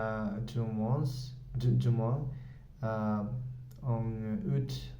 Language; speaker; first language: French; non-native, learner; Spanish